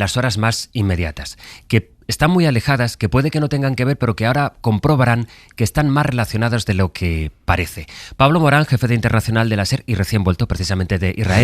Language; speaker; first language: Spanish; native; Spanish